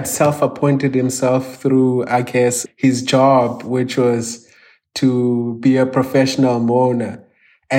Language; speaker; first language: English; non-native, local second language; Xhosa